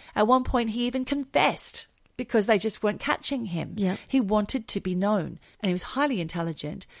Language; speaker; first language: English; native; English